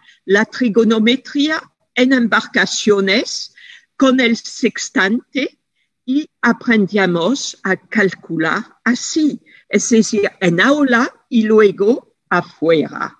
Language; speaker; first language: Spanish; non-native, fluent; French